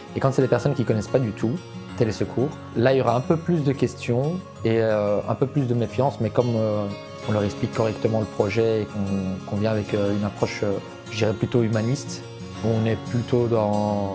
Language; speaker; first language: French; native; French